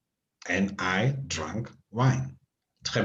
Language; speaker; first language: French; non-native, fluent; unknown